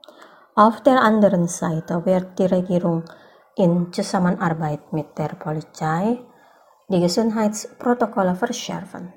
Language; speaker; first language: German; non-native, fluent; Indonesian